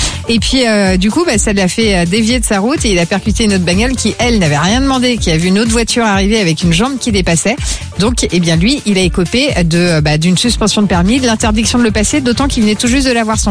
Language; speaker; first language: French; native; French